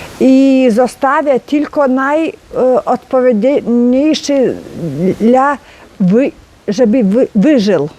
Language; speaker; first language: Polish; non-native, learner; Ukrainian